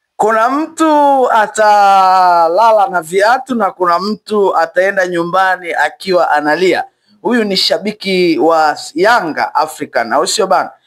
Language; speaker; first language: Swahili; native; Swahili